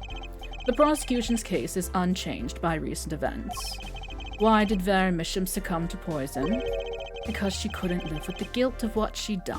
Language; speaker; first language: English; native; English